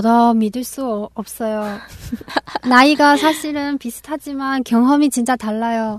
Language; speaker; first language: Korean; non-native, learner; Chinese